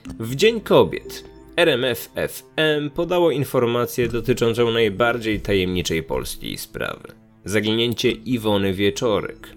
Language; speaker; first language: Polish; native; Polish